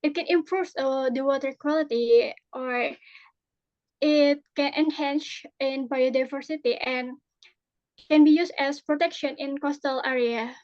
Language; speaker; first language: English; non-native, fluent; Indonesian